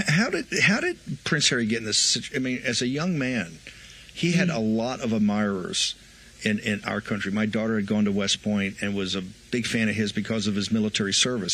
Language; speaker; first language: English; native; English